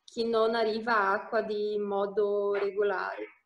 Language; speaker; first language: Italian; non-native, fluent; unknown